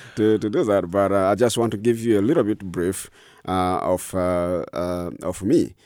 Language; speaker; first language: English; non-native, fluent; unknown